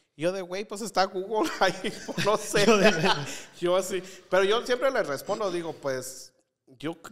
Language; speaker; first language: Spanish; native; Spanish